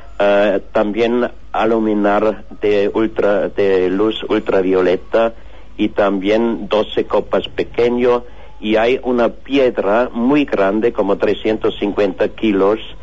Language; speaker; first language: Spanish; non-native, learner; German